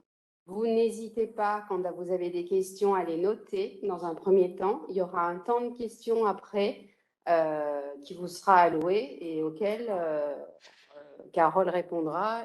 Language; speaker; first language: French; native; French